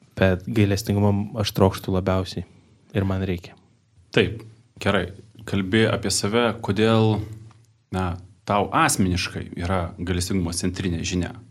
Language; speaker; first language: Lithuanian; native; Lithuanian